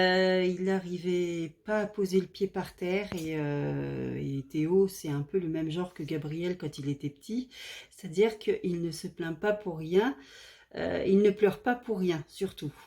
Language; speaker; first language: French; native; French